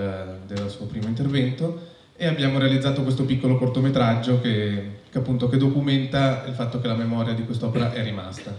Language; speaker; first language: Italian; native; Italian